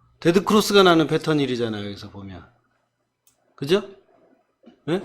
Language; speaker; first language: Korean; native; Korean